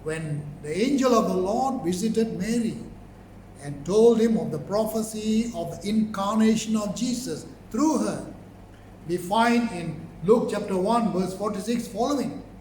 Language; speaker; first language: English; non-native, local second language; Tamil